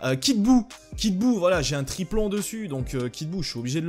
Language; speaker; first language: French; native; French